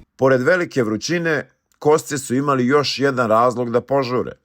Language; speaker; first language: Bosnian; native; Bosnian